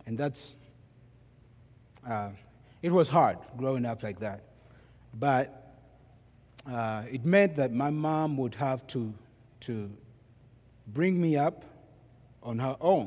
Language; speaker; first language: English; non-native, local second language; Ganda